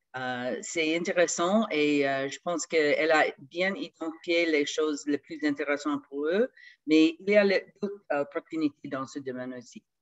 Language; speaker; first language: French; non-native, fluent; English